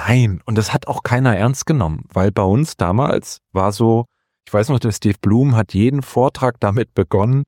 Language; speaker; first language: German; native; German